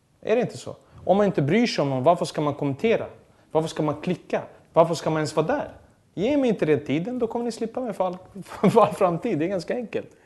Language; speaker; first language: Swedish; early bilingual, other home language; Serbian